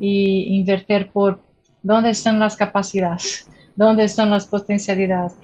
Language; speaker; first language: Spanish; non-native, fluent; Portuguese